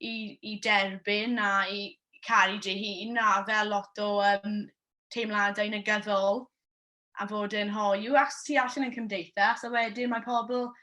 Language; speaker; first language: Welsh; non-native, local second language; English